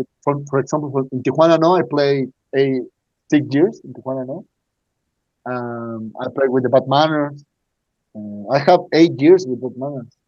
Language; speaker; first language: English; non-native, learner; Spanish